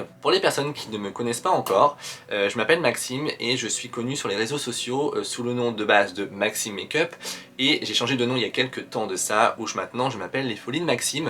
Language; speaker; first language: French; native; French